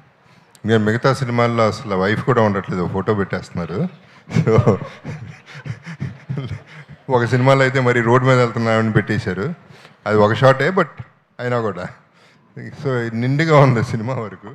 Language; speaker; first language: Telugu; native; Telugu